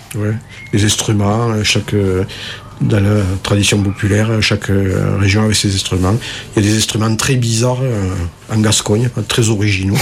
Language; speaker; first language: French; native; French